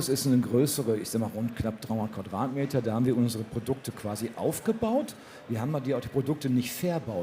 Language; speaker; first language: German; native; German